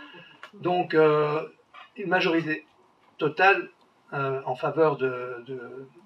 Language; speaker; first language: French; native; French